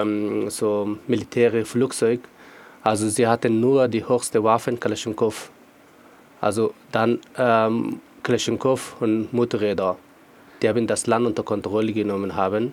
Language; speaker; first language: German; non-native, fluent; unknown